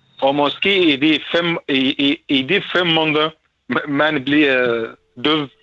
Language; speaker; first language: Danish; non-native, learner; Arabic